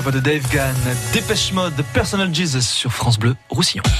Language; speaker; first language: French; native; French